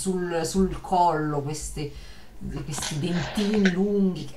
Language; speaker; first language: Italian; native; Italian